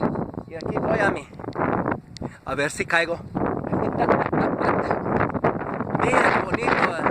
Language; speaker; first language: Spanish; non-native, fluent; English